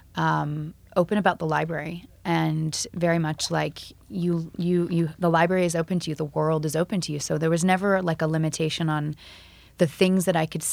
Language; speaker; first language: English; native; English